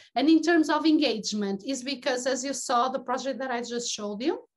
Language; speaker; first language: English; non-native, fluent; Portuguese